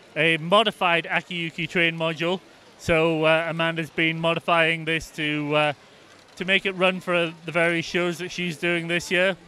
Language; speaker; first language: English; native; English